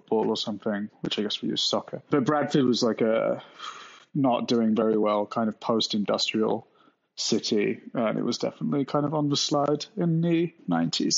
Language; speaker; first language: English; native; English